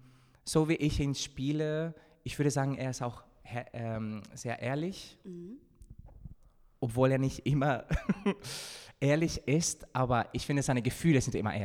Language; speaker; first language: German; non-native, fluent; Spanish